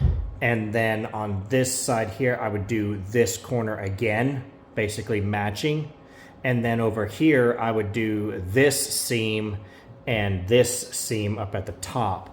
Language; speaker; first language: English; native; English